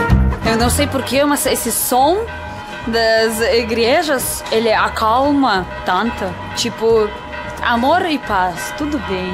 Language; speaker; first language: Portuguese; non-native, fluent; Russian